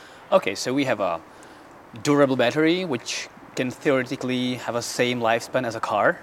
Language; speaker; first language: English; non-native, fluent; Czech